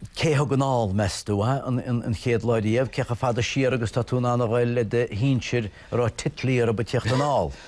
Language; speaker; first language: Irish; native; Irish